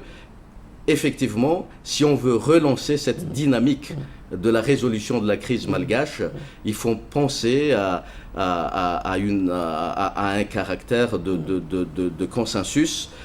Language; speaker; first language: French; non-native, local second language; Malagasy